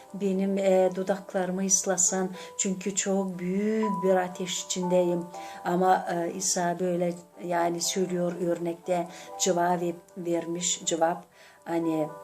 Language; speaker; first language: Turkish; non-native, learner; Gagauz